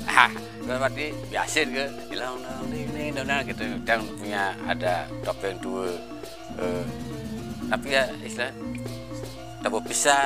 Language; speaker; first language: Indonesian; non-native, local second language; Balinese